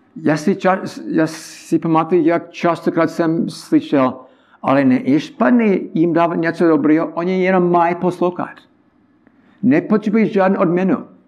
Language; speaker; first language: Czech; non-native, learner; English